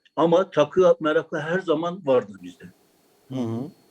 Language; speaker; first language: Turkish; native; Turkish